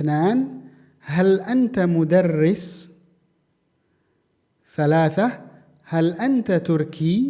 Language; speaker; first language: Arabic; non-native, fluent; Indonesian